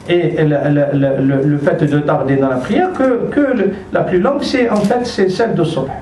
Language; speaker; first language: French; non-native, local second language; Arabic